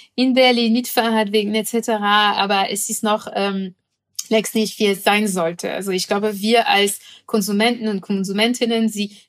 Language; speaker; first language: German; non-native, fluent; French